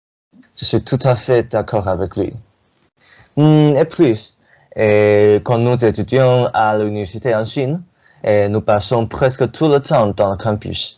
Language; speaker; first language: French; non-native, learner; Chinese